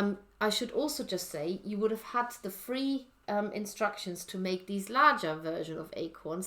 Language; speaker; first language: English; native; English